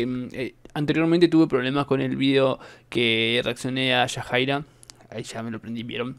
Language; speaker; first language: Spanish; native; Spanish